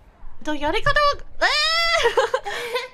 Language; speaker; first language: Japanese; non-native, learner; English